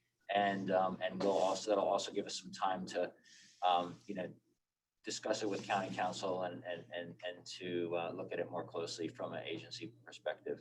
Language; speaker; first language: English; native; English